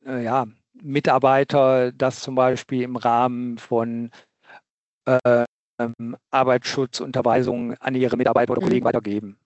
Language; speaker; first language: German; native; German